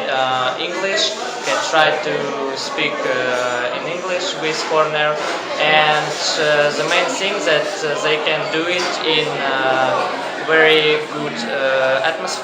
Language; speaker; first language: English; non-native, fluent; Russian